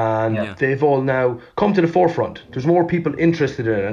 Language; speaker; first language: English; native; English